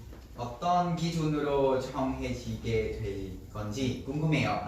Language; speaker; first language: Korean; non-native, fluent; Vietnamese